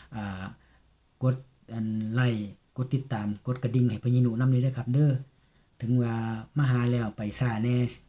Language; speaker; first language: Thai; native; Thai